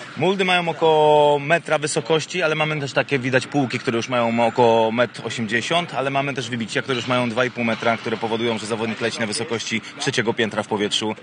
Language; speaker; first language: Polish; native; Polish